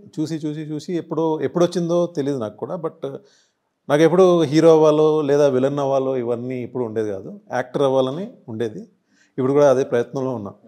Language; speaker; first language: Telugu; non-native, local second language; Hindi